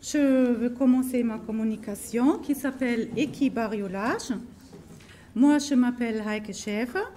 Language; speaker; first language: French; non-native, fluent; German